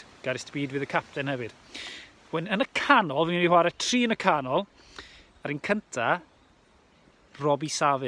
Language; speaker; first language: Welsh; native; Welsh